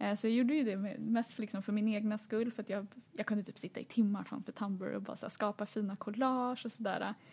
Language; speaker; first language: Swedish; early bilingual, other home language; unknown